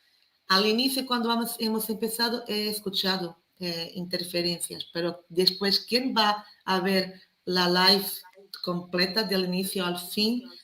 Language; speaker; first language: Spanish; non-native, fluent; Portuguese